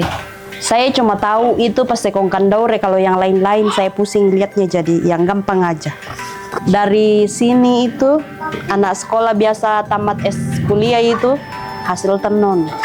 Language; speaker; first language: Indonesian; non-native, local second language; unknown